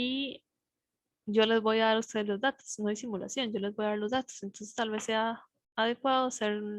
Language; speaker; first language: Spanish; native; Spanish